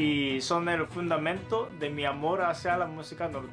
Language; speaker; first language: Spanish; non-native, fluent; Japanese